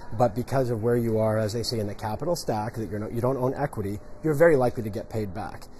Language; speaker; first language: English; native; English